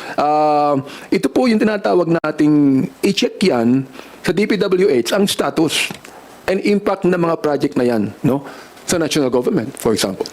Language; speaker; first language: Filipino; native; Filipino